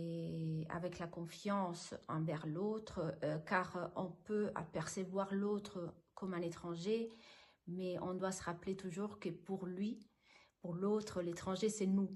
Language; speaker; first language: French; non-native, fluent; Italian